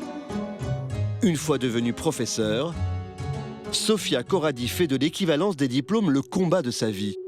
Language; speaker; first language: French; native; French